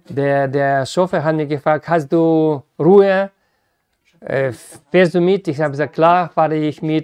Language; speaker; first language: German; non-native, fluent; Ukrainian